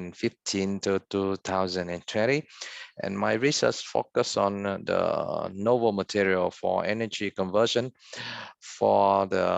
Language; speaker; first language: English; non-native, fluent; Vietnamese